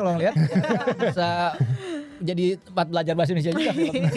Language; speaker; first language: Indonesian; native; Indonesian